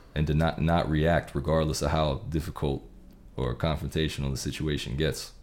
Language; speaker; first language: English; native; English